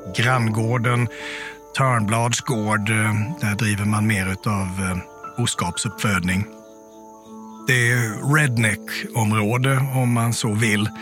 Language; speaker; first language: Swedish; native; Swedish